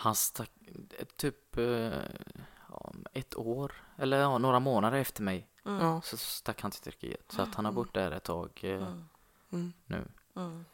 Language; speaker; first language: Swedish; non-native, fluent; Arabic